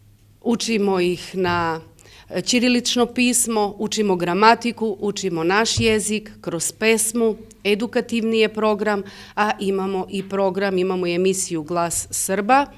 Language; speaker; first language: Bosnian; early bilingual, heritage; Serbian